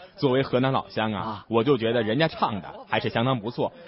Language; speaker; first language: Chinese; native; Chinese